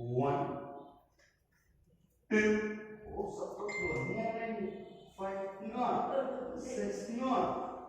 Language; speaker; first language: Vietnamese; non-native, learner; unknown